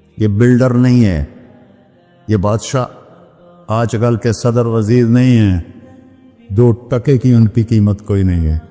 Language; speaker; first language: Urdu; non-native, local second language; Punjabi